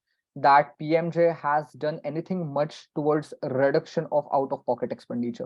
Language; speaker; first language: English; non-native, local second language; Marathi